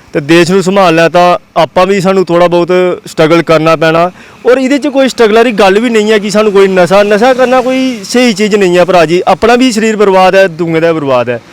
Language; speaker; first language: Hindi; non-native, local second language; Dogri